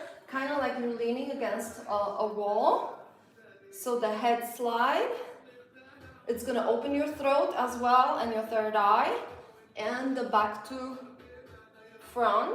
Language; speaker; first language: English; non-native, fluent; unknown